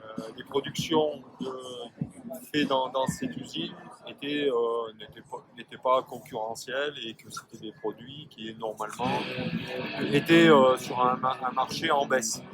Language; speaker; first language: French; native; French